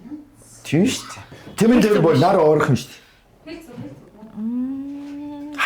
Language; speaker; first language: Mongolian; non-native, fluent; Korean